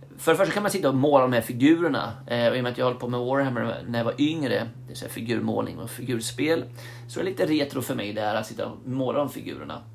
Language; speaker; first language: Swedish; early bilingual, other home language; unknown